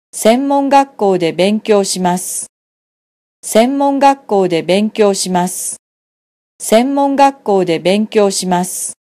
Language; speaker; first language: Japanese; non-native, fluent; Vietnamese